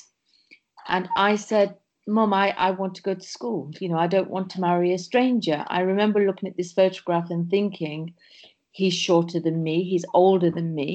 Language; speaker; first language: English; native; English